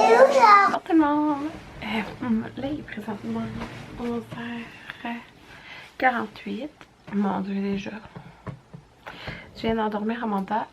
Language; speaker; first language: French; native; French